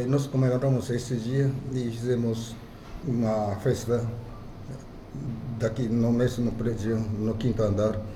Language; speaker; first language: Portuguese; non-native, fluent; Japanese